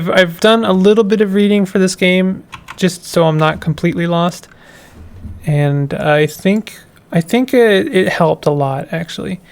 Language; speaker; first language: English; native; English